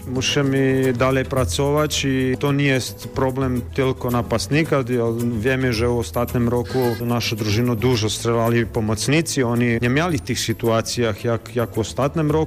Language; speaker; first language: Polish; non-native, learner; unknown